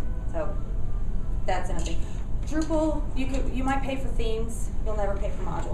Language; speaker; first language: English; native; English